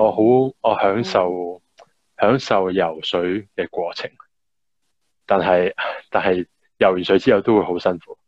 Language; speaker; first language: Chinese; early bilingual, heritage; Cantonese